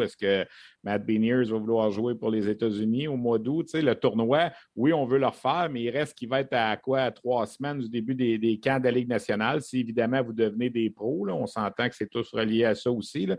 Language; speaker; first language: French; native; French